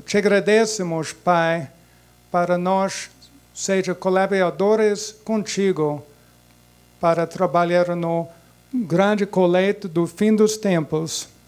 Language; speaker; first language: Portuguese; non-native, fluent; English